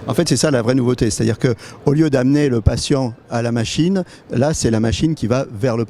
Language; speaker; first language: French; native; French